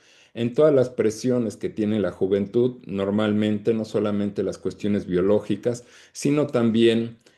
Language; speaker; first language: Spanish; native; Spanish